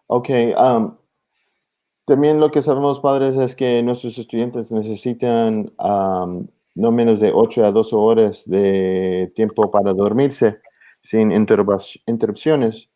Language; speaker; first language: Spanish; early bilingual, heritage; English